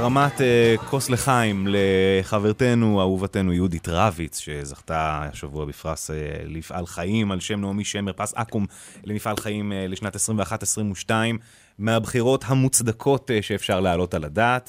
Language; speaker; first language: Hebrew; native; Hebrew